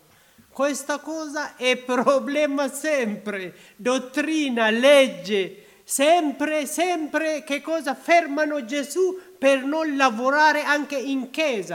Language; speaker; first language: Italian; non-native, learner; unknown